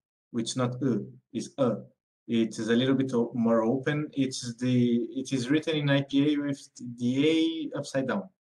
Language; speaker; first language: English; non-native, fluent; Portuguese